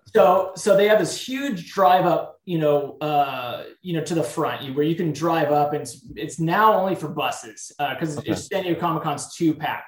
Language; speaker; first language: English; native; English